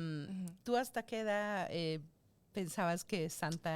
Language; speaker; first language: Spanish; native; Spanish